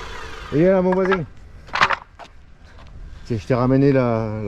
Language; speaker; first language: French; native; French